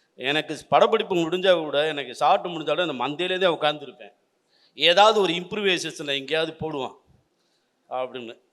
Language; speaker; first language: Tamil; native; Tamil